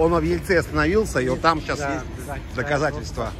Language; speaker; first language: Russian; native; Russian